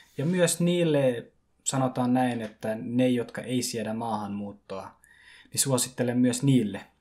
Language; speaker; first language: Finnish; early bilingual, other home language; Persian